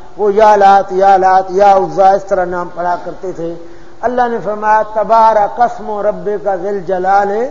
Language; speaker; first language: Urdu; non-native, local second language; Punjabi